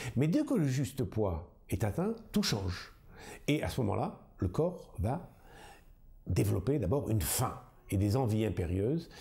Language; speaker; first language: French; native; French